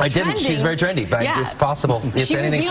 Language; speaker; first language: English; native; English